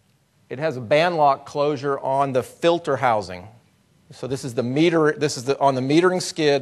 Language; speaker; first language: English; native; English